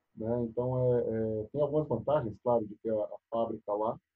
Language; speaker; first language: Portuguese; native; Portuguese